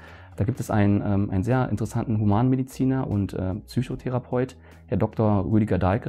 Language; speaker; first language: German; early bilingual, other home language; Vietnamese